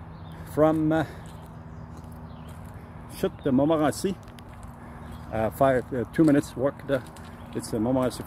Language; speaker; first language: English; non-native, learner; French